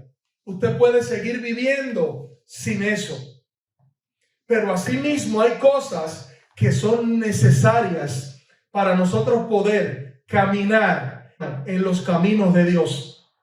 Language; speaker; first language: Spanish; native; Spanish